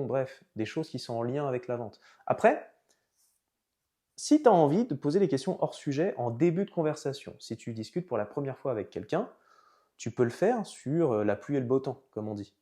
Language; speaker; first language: French; native; French